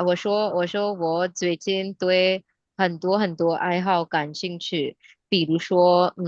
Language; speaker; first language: Chinese; non-native, fluent; Hindi